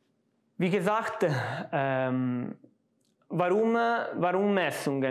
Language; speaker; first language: German; non-native, local second language; Italian